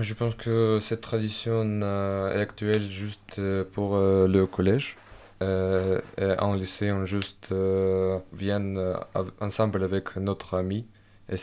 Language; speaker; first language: French; non-native, fluent; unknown